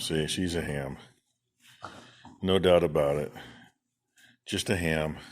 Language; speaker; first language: English; native; English